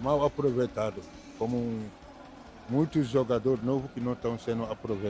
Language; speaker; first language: Portuguese; non-native, fluent; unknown